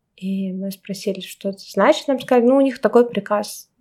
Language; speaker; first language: Russian; native; Russian